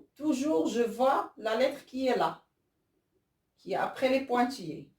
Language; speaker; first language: French; non-native, local second language; Arabic